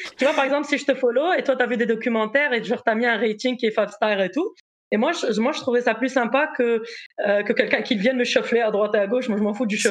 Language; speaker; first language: French; non-native, local second language; Arabic